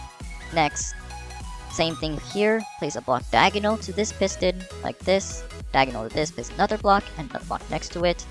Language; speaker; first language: English; native; English